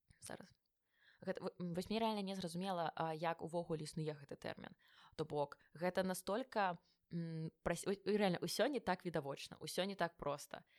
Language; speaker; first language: Belarusian; non-native, local second language; Russian